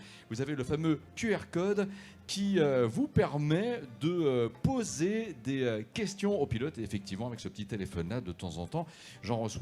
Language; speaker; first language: French; native; French